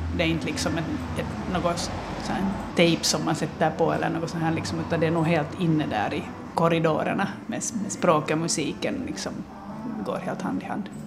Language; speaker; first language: Swedish; native; Swedish